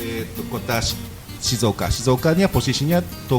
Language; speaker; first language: Indonesian; non-native, learner; Japanese